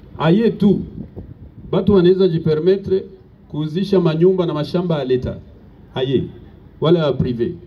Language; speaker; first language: Swahili; native; Swahili